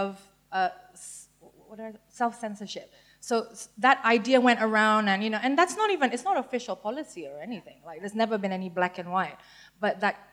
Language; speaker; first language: English; native; English